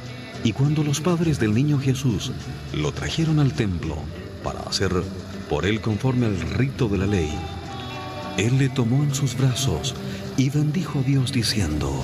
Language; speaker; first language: Spanish; native; Spanish